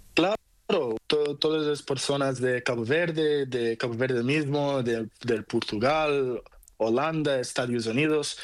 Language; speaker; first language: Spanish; non-native, learner; Portuguese